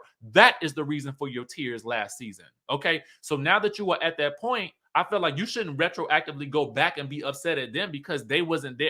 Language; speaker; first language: English; native; English